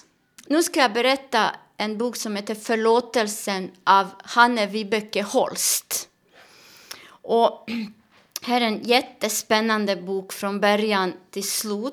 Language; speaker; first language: Swedish; non-native, fluent; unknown